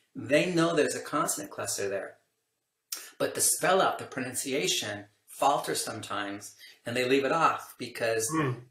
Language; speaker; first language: English; native; English